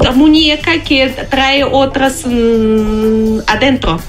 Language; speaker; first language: Spanish; non-native, learner; Russian